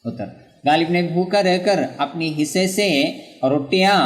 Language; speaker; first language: Hindi; non-native, local second language; Malayalam